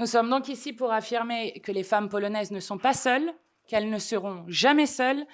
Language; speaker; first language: French; native; French